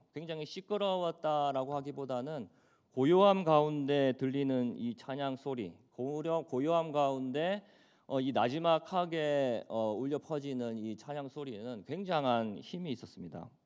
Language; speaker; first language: Korean; native; Korean